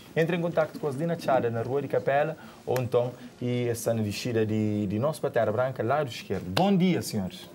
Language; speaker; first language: Portuguese; non-native, local second language; Kabuverdianu